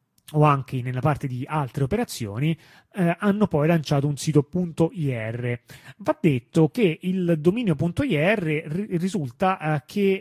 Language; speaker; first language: Italian; native; Italian